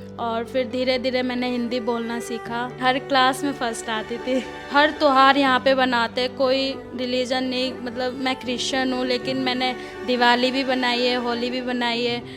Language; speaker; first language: Hindi; early bilingual, other home language; Odia